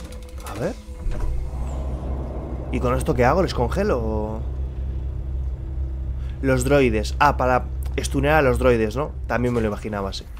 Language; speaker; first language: Spanish; native; Spanish